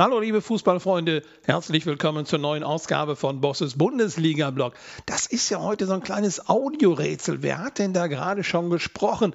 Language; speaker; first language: German; native; German